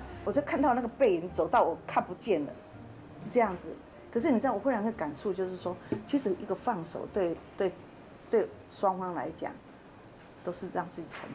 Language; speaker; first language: Chinese; native; Chinese